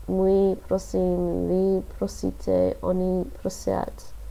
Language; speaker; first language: Russian; non-native, learner; English